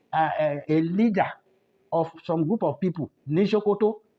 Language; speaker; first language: English; non-native, local second language; Yoruba